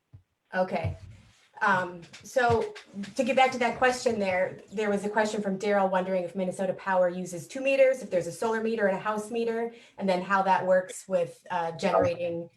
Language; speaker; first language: English; native; English